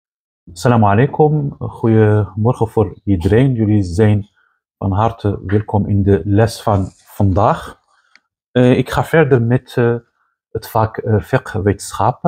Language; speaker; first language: Dutch; non-native, fluent; Arabic